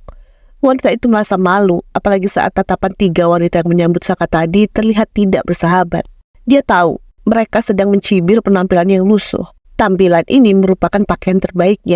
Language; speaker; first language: Indonesian; native; Indonesian